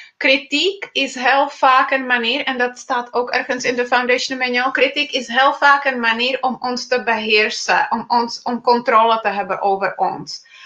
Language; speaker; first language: Dutch; non-native, fluent; Czech